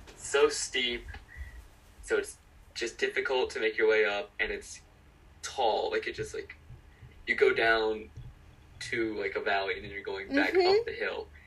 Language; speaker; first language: English; native; English